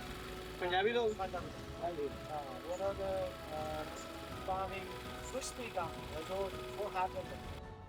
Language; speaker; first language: Hindi; non-native, local second language; Malayalam